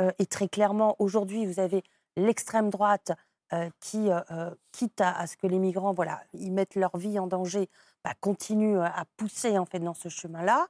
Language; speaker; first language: French; native; French